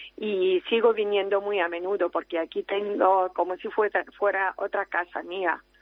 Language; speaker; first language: Spanish; non-native, fluent; Ukrainian